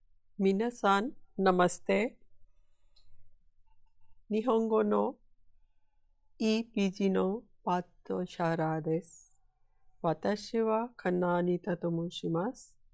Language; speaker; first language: Japanese; non-native, fluent; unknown